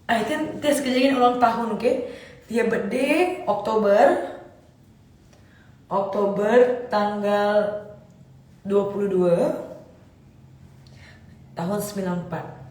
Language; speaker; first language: Malay; native; Malay